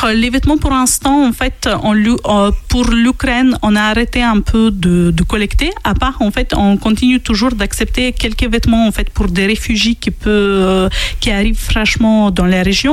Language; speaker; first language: French; non-native, fluent; Ukrainian